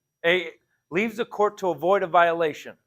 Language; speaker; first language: English; native; English